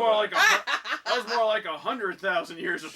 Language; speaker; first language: English; native; English